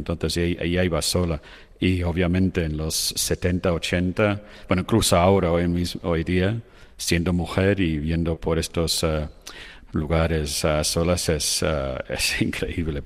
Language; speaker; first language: Spanish; non-native, fluent; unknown